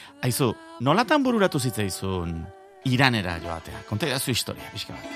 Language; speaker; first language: Basque; native; Basque